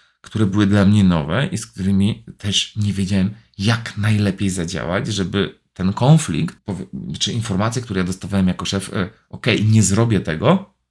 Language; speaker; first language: Polish; native; Polish